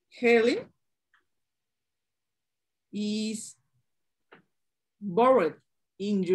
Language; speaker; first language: English; non-native, learner; Spanish